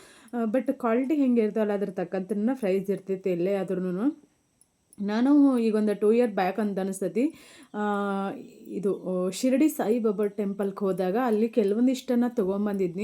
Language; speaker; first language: Kannada; native; Kannada